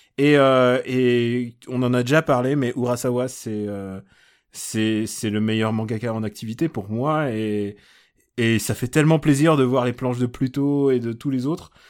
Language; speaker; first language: French; early bilingual, other home language; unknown